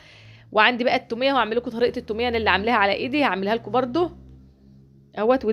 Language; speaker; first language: Arabic; native; Arabic